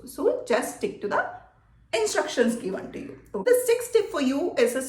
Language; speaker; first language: English; non-native, local second language; Malayalam